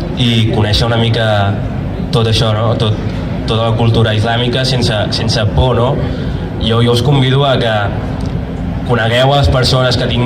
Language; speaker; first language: Catalan; early bilingual, other home language; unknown